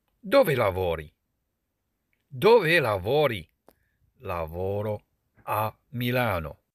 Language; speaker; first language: Italian; non-native, fluent; Arabic